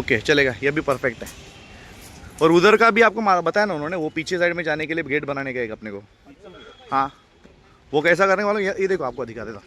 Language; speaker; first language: Hindi; non-native, local second language; Marathi